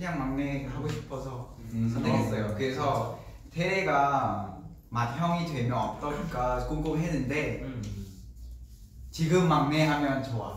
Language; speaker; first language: Korean; non-native, learner; Vietnamese